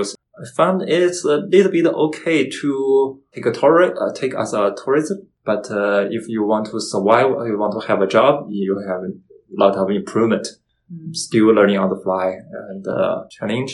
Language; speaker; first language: English; non-native, learner; Chinese